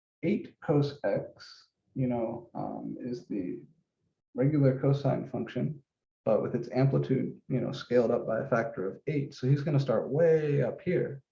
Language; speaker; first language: English; native; English